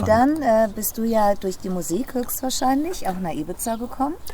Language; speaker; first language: German; native; German